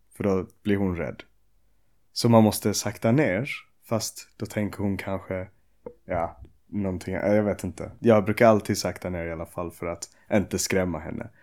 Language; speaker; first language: Swedish; native; Swedish